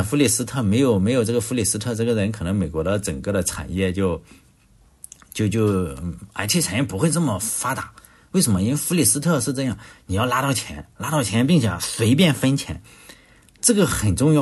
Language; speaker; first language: Chinese; native; Chinese